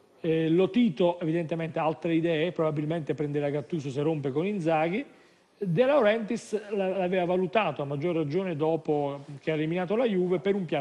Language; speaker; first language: Italian; native; Italian